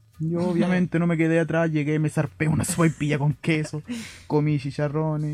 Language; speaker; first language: Spanish; native; Spanish